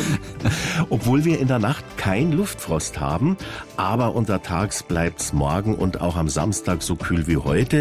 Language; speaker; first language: German; native; German